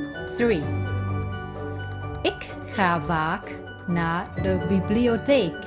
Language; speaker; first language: Dutch; non-native, fluent; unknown